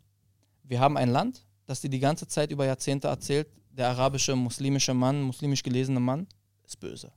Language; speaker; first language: German; early bilingual, other home language; Arabic